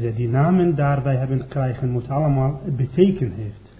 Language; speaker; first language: Dutch; non-native, learner; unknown